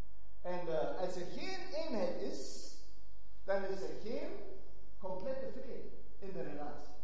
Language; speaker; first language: Dutch; non-native, fluent; German